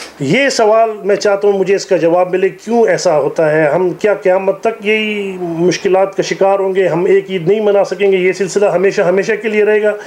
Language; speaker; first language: Urdu; native; Urdu